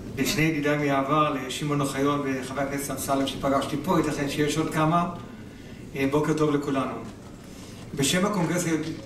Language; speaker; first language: Hebrew; native; Hebrew